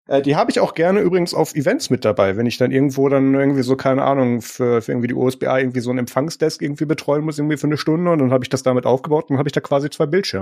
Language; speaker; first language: German; native; German